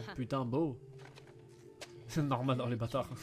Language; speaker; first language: French; native; French